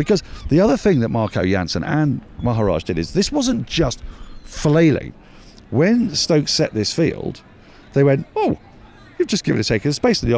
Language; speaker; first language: English; native; English